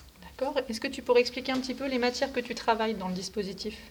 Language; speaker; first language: French; native; French